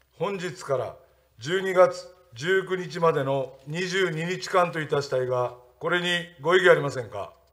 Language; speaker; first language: Japanese; native; Japanese